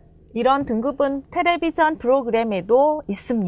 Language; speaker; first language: Korean; non-native, local second language; Vietnamese